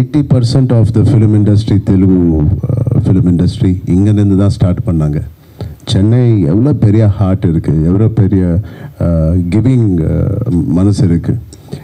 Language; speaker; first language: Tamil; non-native, local second language; Telugu